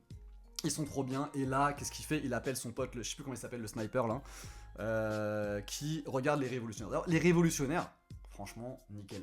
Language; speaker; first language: French; native; French